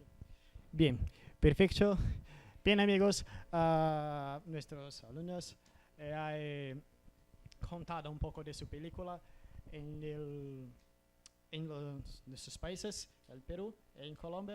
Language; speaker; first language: Spanish; non-native, learner; Portuguese